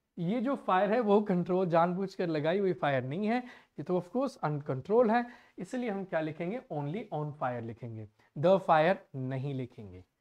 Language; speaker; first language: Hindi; non-native, local second language; Punjabi